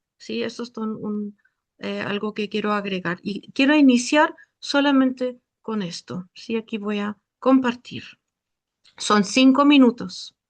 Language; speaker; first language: Spanish; non-native, fluent; German